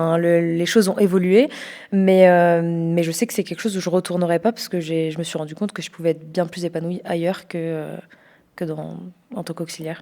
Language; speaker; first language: French; native; French